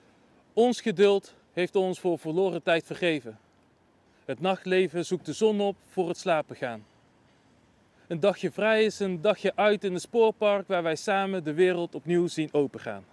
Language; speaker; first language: Dutch; native; Dutch